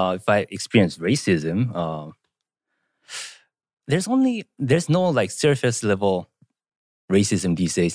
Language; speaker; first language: English; non-native, fluent; Korean